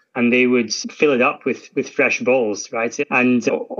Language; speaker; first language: English; native; English